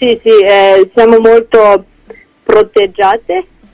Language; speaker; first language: Italian; non-native, learner; Slovenian